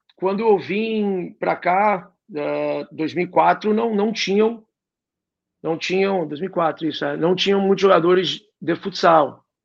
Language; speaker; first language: Portuguese; native; Portuguese